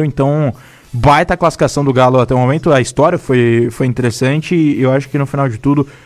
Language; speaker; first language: Portuguese; native; Portuguese